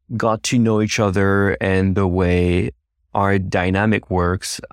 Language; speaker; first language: English; non-native, fluent; French